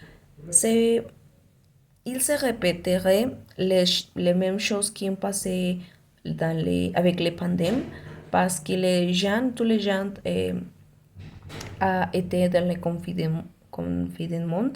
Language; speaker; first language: French; non-native, learner; Spanish